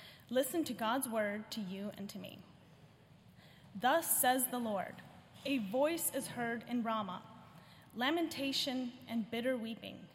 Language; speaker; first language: English; non-native, fluent; Ukrainian